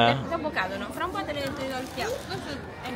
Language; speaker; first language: Italian; native; Italian